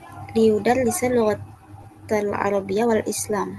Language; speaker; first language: Arabic; non-native, learner; Indonesian